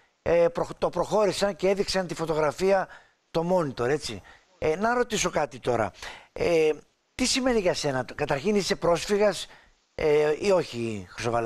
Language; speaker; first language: Greek; native; Greek